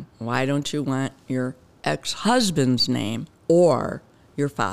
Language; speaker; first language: English; native; English